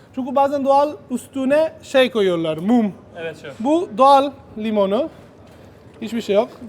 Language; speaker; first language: Turkish; non-native, learner; Italian